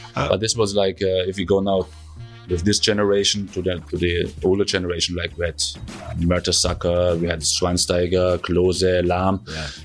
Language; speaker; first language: English; non-native, fluent; German